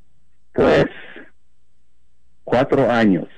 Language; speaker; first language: Spanish; non-native, fluent; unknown